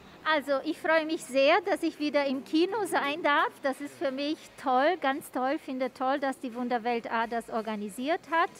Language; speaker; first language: German; non-native, fluent; Portuguese